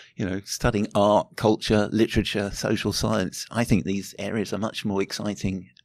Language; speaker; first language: English; native; English